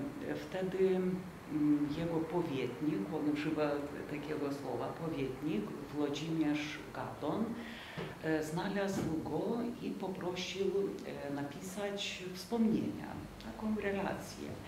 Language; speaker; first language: Polish; non-native, fluent; Lithuanian